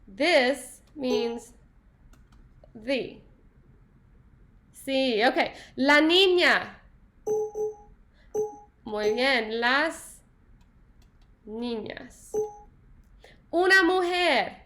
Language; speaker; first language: Spanish; non-native, learner; English